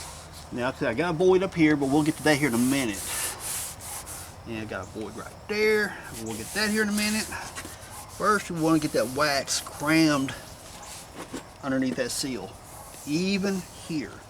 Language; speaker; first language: English; native; English